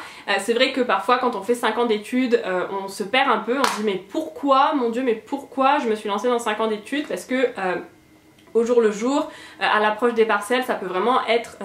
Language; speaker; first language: French; native; French